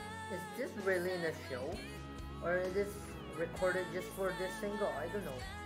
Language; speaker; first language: English; non-native, fluent; Indonesian